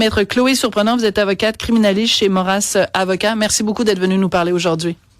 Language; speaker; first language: French; native; French